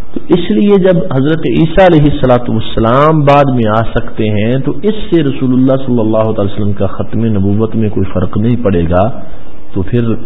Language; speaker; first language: Urdu; non-native, local second language; Punjabi